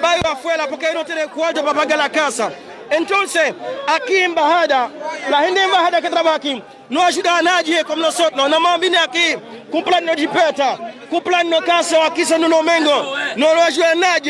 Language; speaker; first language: Spanish; non-native, learner; Haitian Creole